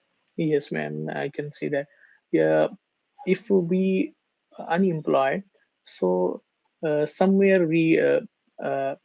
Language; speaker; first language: English; non-native, learner; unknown